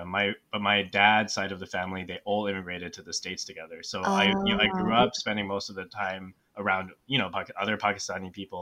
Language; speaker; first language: English; native; English